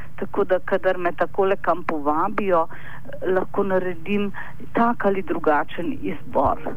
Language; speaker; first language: Slovenian; native; Slovenian